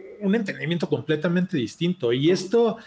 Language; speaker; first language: Spanish; native; Spanish